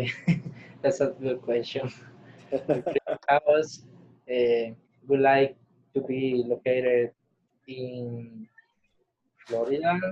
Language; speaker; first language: English; non-native, learner; Spanish